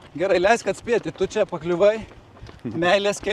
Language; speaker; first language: Lithuanian; native; Lithuanian